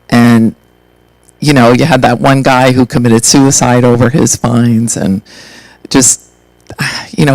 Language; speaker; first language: English; native; English